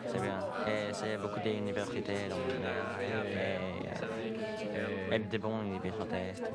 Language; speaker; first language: French; non-native, learner; English